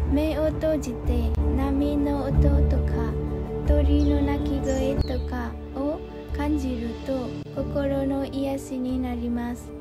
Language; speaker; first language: Japanese; non-native, learner; Nepali